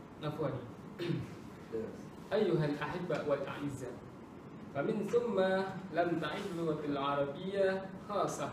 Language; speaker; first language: Arabic; non-native, learner; Malay